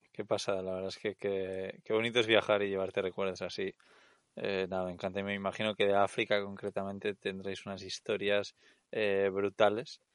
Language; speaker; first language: Spanish; native; Spanish